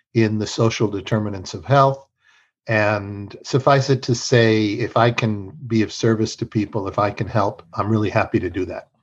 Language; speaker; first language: English; early bilingual, other home language; Spanish